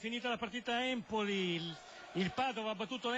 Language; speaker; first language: Italian; native; Italian